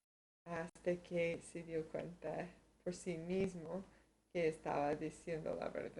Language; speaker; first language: Spanish; early bilingual, heritage; Spanish